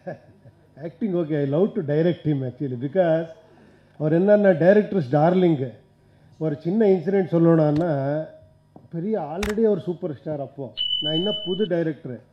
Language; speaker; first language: Tamil; non-native, local second language; Kannada